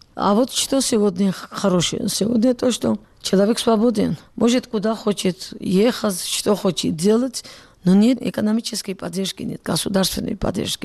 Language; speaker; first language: Russian; non-native, local second language; Georgian